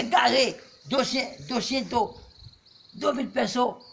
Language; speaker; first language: Spanish; non-native, learner; Haitian Creole